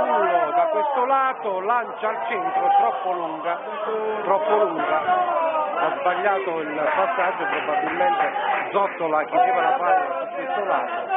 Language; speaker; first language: Italian; native; Italian